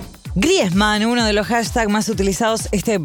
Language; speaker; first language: Spanish; native; Spanish